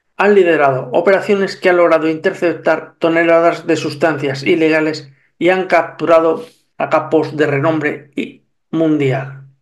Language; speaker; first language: Spanish; native; Spanish